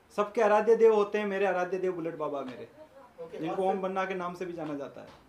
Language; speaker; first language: Hindi; native; Hindi